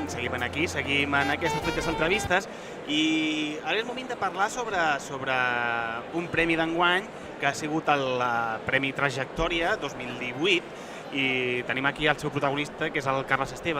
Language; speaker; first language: Catalan; native; Catalan